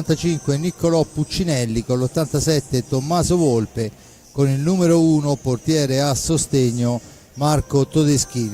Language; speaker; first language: Italian; native; Italian